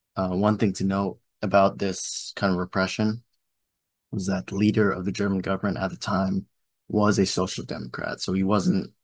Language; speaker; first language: English; native; English